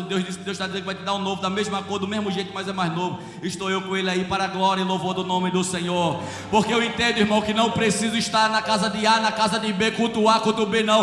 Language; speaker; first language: Portuguese; native; Portuguese